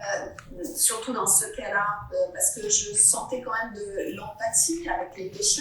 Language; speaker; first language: French; non-native, fluent; Italian